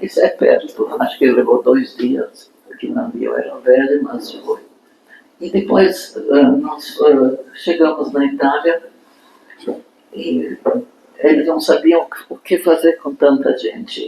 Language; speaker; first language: Portuguese; non-native, fluent; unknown